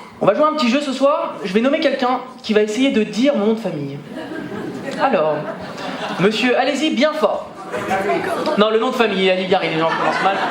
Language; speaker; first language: French; native; French